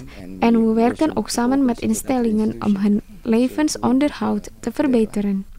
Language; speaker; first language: Dutch; non-native, fluent; Indonesian